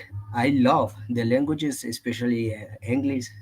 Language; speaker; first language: English; non-native, learner; Spanish